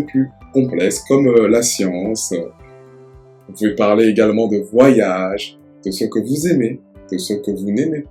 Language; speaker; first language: French; native; French